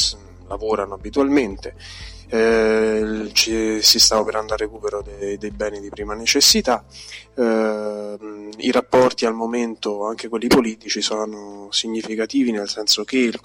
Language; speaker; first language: Italian; native; Italian